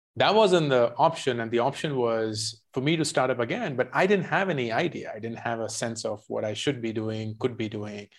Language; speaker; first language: English; non-native, local second language; Hindi